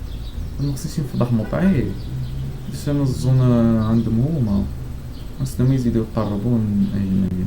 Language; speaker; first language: Arabic; native; Arabic